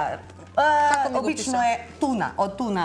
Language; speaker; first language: Macedonian; non-native, learner; Filipino